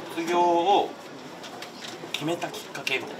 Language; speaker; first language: Japanese; native; Japanese